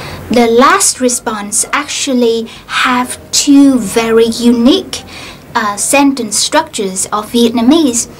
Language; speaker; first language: English; non-native, fluent; Vietnamese